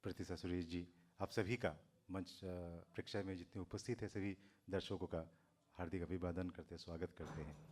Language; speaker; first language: Hindi; non-native, local second language; Assamese